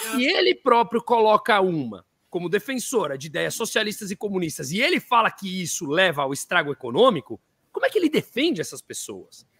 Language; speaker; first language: Portuguese; native; Portuguese